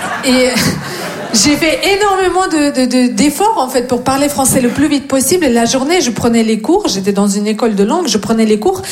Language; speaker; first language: French; non-native, fluent; Russian